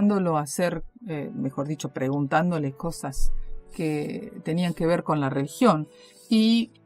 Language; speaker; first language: Spanish; native; Spanish